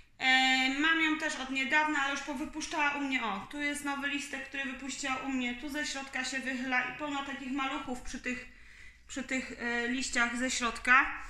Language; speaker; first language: Polish; native; Polish